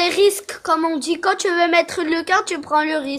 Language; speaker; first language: French; early bilingual, other home language; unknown